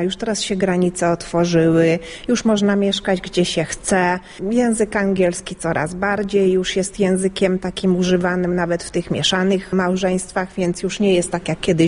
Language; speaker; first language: Polish; early bilingual, heritage; Polish